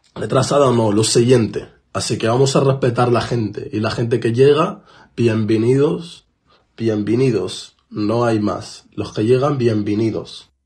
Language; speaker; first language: Spanish; non-native, fluent; Arabic